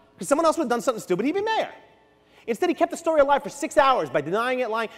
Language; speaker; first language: English; native; English